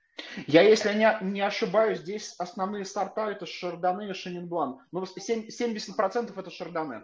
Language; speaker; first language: Russian; native; Russian